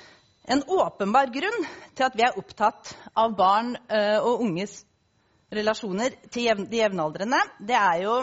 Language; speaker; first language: Norwegian; native; Norwegian